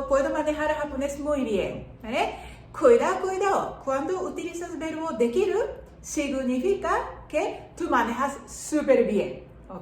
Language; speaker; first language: Spanish; non-native, fluent; Japanese